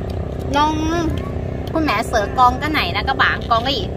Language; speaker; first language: Vietnamese; early bilingual, heritage; Vietnamese